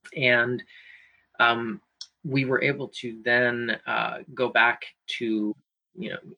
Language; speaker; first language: English; native; English